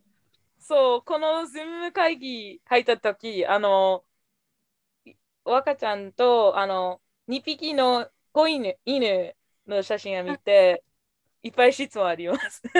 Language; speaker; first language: Japanese; non-native, fluent; English